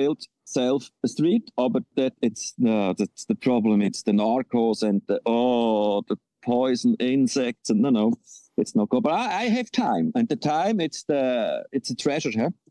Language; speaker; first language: English; non-native, learner; Swiss German